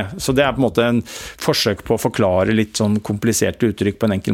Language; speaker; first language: Norwegian; native; Norwegian